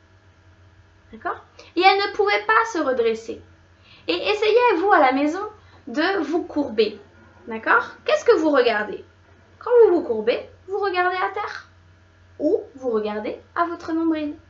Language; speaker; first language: French; native; French